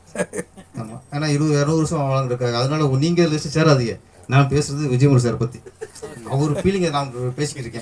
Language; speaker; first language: Tamil; native; Tamil